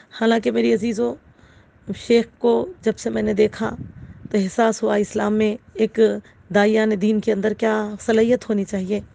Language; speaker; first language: Urdu; native; Urdu